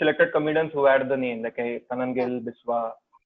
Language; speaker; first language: English; non-native, local second language; Kannada